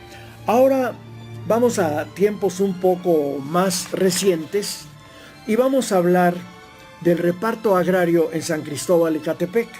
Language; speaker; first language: Spanish; native; Spanish